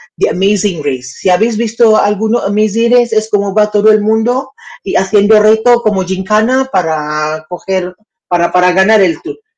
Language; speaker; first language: Spanish; native; Spanish